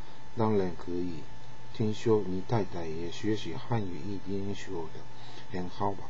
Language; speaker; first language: Chinese; non-native, learner; Japanese